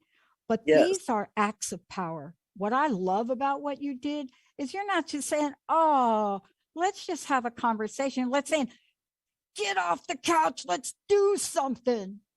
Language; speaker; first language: English; native; English